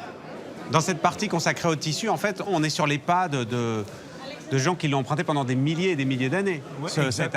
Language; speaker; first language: French; native; French